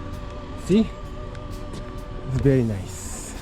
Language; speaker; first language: English; non-native, learner; Japanese